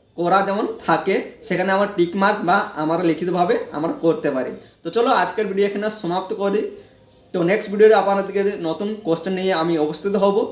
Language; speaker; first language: Bangla; non-native, local second language; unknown